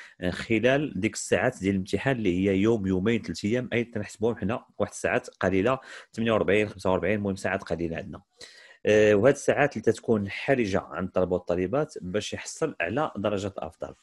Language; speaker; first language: Arabic; native; Arabic